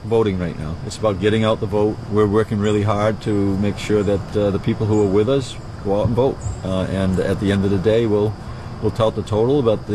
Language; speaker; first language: English; native; English